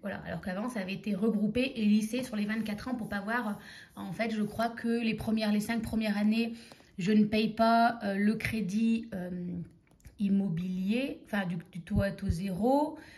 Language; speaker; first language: French; native; French